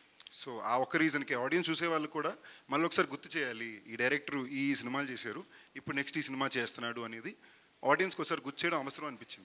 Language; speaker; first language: Telugu; native; Telugu